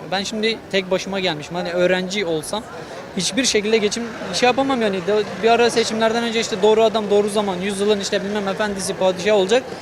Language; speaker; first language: Turkish; non-native, local second language; Kurdish